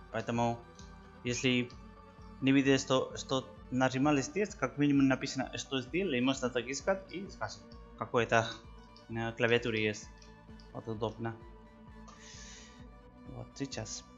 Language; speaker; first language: Russian; non-native, learner; Spanish